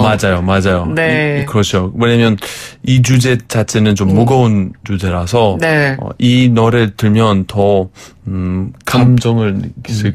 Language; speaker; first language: Korean; non-native, fluent; Greek